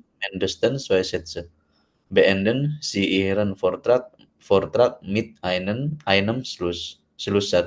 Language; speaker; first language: German; non-native, learner; Indonesian